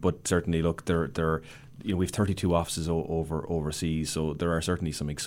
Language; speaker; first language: English; native; English